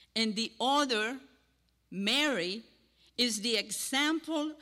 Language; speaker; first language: English; non-native, fluent; Spanish